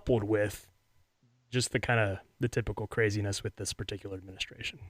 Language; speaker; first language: English; native; English